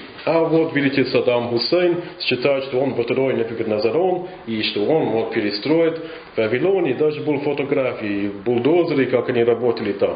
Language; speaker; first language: Russian; non-native, fluent; English